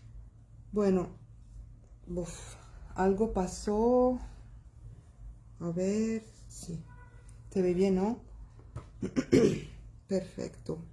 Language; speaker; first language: Spanish; non-native, local second language; Arabic